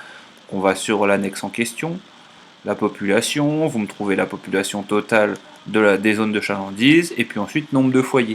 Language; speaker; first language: French; native; French